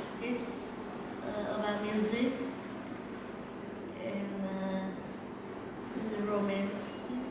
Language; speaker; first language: English; non-native, learner; Vietnamese